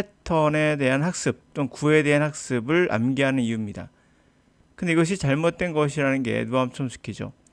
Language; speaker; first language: Korean; native; Korean